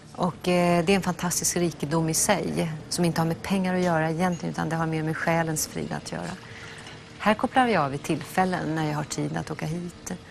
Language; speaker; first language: Swedish; native; Swedish